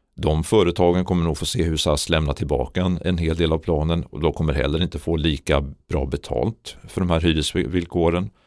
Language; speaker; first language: Swedish; native; Swedish